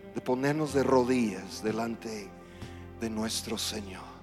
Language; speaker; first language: Spanish; non-native, fluent; English